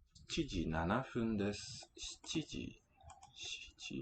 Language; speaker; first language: Japanese; non-native, learner; English